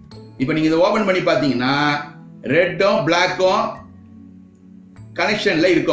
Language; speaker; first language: Tamil; native; Tamil